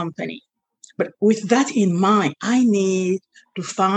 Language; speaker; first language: English; non-native, local second language; French